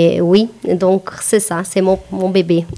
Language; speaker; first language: French; non-native, fluent; Portuguese